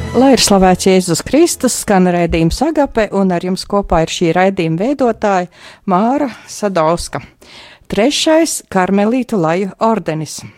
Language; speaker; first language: Latvian; native; Latvian